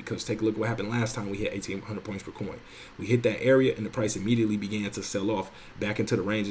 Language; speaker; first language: English; native; English